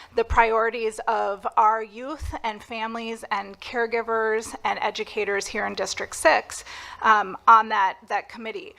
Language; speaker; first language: English; native; English